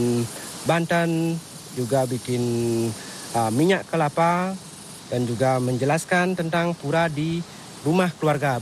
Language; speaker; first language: Indonesian; non-native, local second language; Balinese